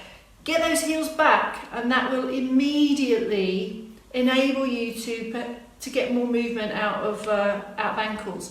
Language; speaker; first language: English; native; English